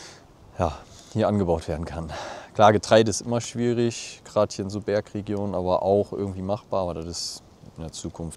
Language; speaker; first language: German; native; German